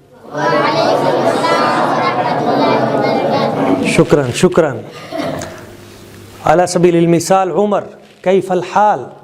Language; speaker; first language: Arabic; non-native, fluent; Urdu